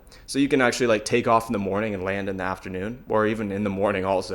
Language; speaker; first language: English; native; English